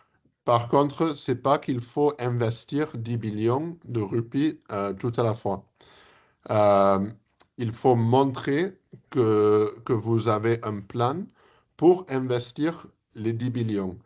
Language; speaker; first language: French; early bilingual, heritage; English